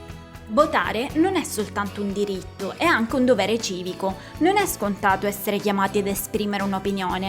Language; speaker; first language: Italian; native; Italian